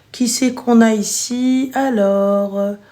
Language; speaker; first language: French; early bilingual, other home language; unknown